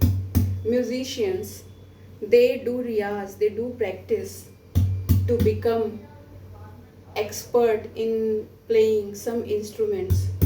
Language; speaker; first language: English; non-native, local second language; Hindi